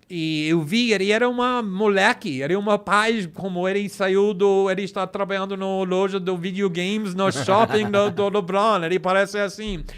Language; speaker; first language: Portuguese; non-native, fluent; English